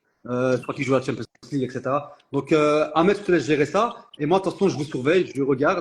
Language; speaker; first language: French; native; French